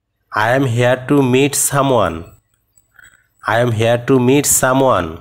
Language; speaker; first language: English; non-native, fluent; Bangla